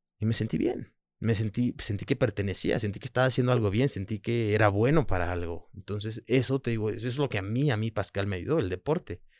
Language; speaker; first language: Spanish; early bilingual, other home language; French